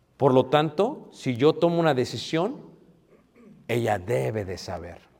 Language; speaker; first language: Spanish; early bilingual, heritage; Spanish